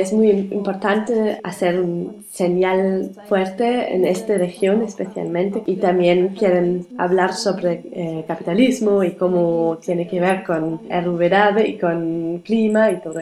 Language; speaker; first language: Spanish; non-native, learner; German